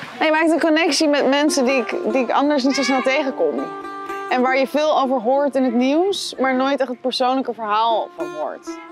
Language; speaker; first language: Dutch; native; Dutch